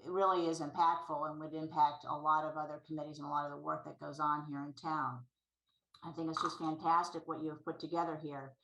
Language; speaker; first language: English; native; English